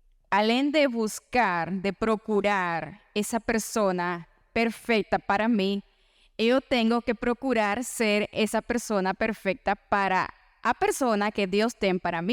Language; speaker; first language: Portuguese; non-native, learner; Spanish